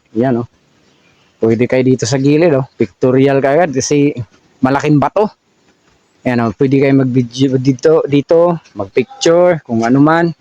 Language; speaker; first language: Filipino; non-native, local second language; Cebuano